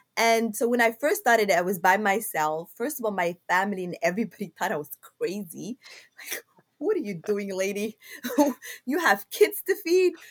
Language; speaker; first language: English; non-native, fluent; Somali